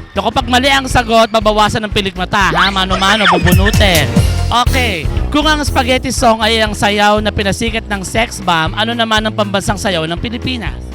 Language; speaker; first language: Filipino; native; Filipino